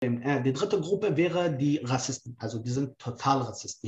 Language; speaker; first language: German; non-native, fluent; Kurdish